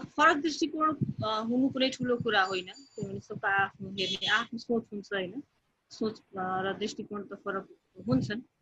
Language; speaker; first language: Nepali; non-native, local second language; Bhojpuri